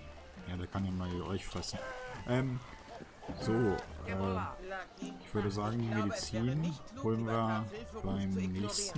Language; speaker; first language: German; native; German